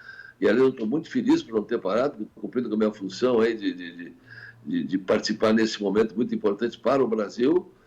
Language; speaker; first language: Portuguese; native; Portuguese